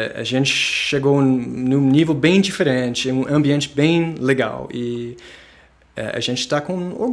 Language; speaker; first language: Portuguese; non-native, fluent; English